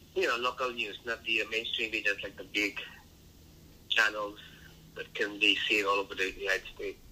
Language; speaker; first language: English; non-native, local second language; Filipino